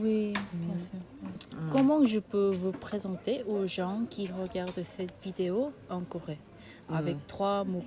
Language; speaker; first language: French; non-native, learner; Korean